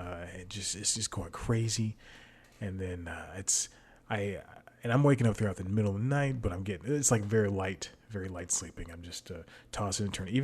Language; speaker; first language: English; native; English